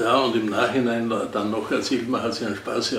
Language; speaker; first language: German; native; German